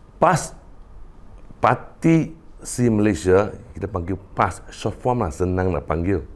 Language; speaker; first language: Malay; non-native, local second language; Cantonese